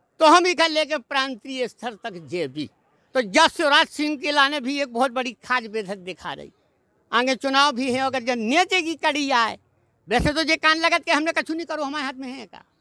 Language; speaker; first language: Hindi; native; Hindi